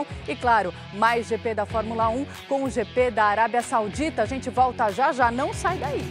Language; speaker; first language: Portuguese; native; Portuguese